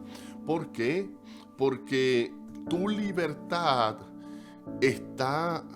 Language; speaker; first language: Spanish; native; Spanish